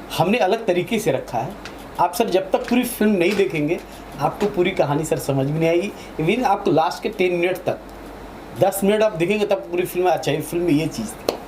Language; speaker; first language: Hindi; native; Hindi